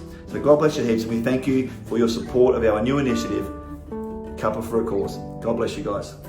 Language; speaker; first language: English; native; English